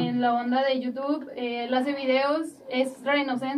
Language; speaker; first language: Spanish; native; Spanish